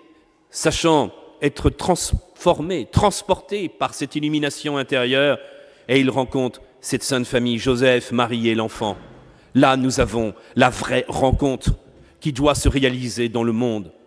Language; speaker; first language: French; native; French